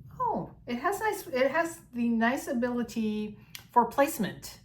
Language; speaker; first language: English; native; English